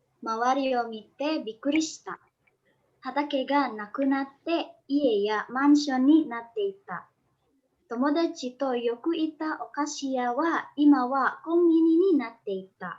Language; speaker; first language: Japanese; non-native, learner; Indonesian